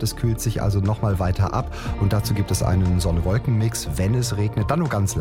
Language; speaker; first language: German; native; German